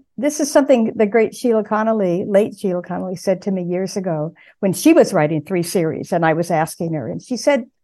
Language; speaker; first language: English; native; English